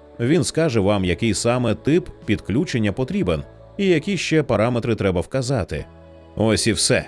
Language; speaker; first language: Ukrainian; native; Ukrainian